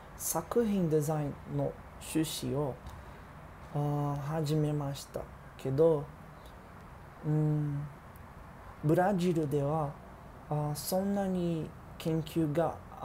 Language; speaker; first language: Japanese; non-native, learner; Portuguese